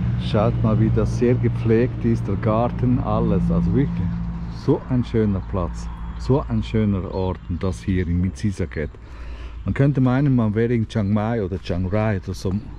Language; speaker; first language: German; native; German